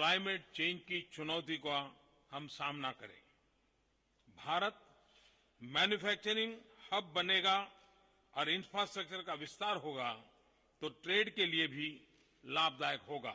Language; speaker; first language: Hindi; non-native, local second language; Gujarati